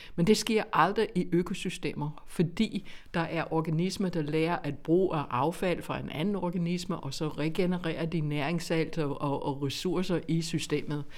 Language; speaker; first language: Danish; non-native, fluent; English